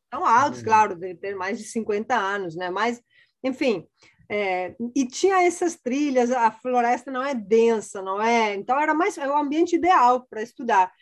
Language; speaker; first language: Portuguese; non-native, fluent; Italian